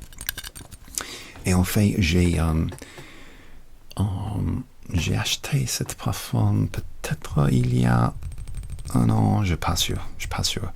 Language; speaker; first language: French; non-native, learner; English